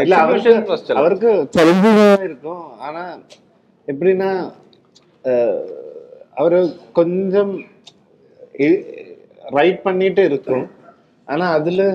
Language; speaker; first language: Tamil; non-native, learner; Malayalam